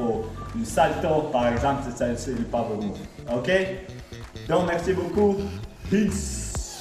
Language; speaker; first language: French; non-native, learner; Latvian